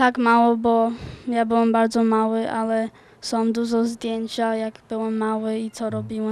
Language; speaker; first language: Polish; early bilingual, other home language; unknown